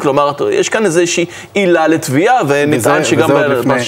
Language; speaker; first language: Hebrew; native; Hebrew